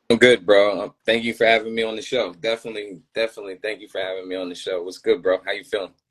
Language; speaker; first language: English; native; English